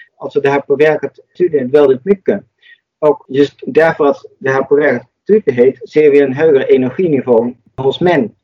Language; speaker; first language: Swedish; non-native, fluent; Dutch